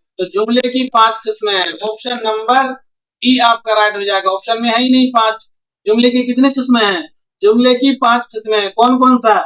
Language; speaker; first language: Hindi; native; Hindi